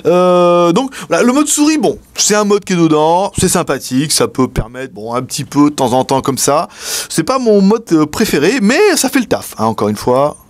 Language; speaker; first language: French; native; French